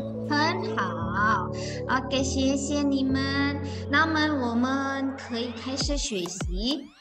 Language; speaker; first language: Chinese; non-native, fluent; Indonesian